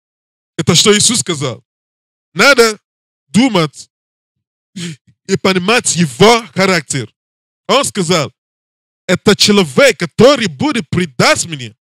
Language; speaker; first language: Russian; non-native, learner; English